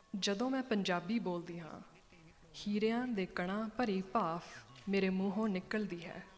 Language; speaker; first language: Punjabi; early bilingual, heritage; Punjabi